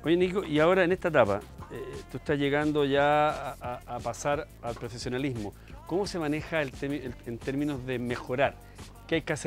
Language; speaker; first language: Spanish; native; Spanish